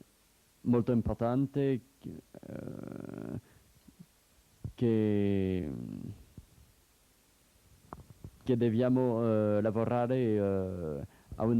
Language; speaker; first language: Italian; non-native, learner; French